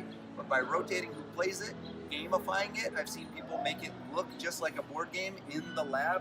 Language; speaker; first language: English; native; English